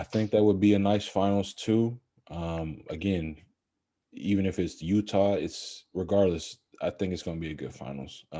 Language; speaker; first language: English; native; English